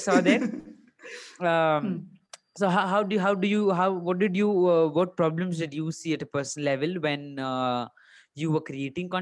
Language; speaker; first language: English; non-native, local second language; Hindi